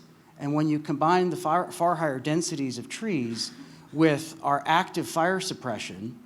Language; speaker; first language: English; native; English